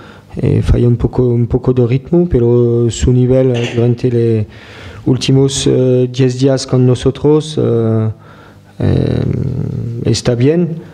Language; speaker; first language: Spanish; non-native, fluent; French